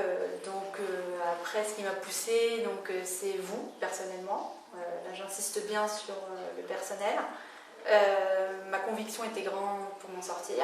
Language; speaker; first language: French; native; French